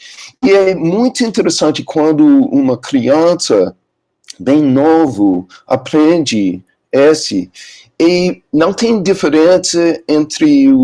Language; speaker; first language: Portuguese; non-native, learner; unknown